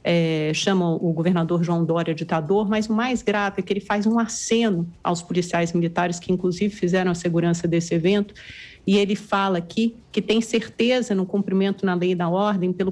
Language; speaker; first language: Portuguese; native; Portuguese